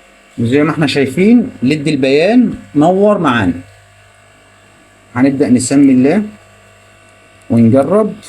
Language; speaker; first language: Arabic; native; Arabic